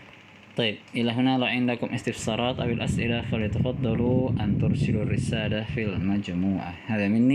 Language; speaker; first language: Arabic; non-native, fluent; Indonesian